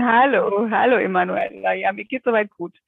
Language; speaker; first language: German; native; German